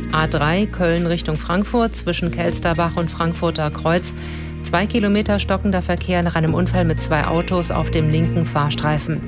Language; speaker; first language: German; native; German